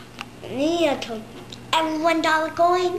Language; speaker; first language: Chinese; early bilingual, heritage; English